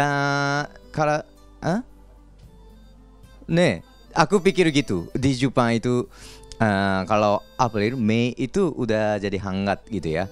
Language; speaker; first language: Indonesian; non-native, fluent; Japanese